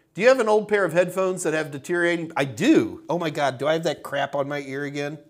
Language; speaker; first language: English; native; English